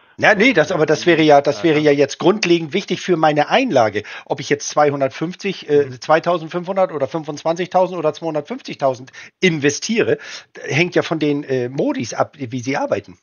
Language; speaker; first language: German; native; German